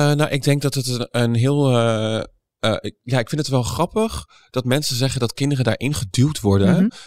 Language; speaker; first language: Dutch; native; Dutch